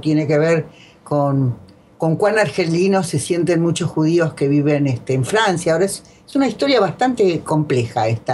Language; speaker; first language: Spanish; native; Spanish